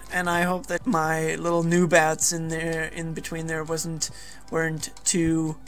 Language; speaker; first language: English; non-native, fluent; Danish